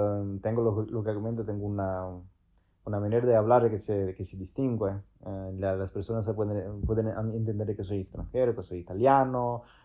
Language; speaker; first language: Spanish; non-native, fluent; Italian